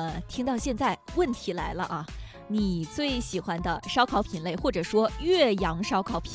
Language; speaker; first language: Chinese; native; Chinese